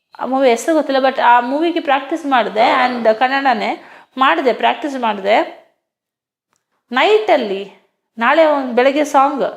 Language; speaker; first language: Kannada; non-native, local second language; Hindi